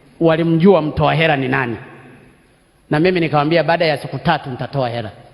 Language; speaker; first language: Swahili; non-native, local second language; Sukuma